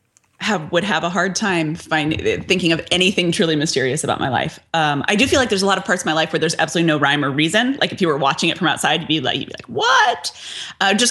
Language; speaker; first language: English; native; English